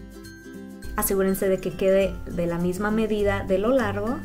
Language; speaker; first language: Spanish; native; Spanish